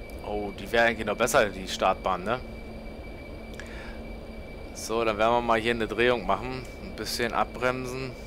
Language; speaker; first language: German; native; German